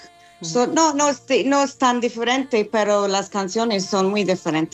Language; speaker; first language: Spanish; non-native, learner; English